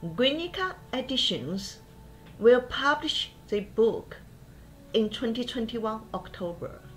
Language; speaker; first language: English; non-native, fluent; Chinese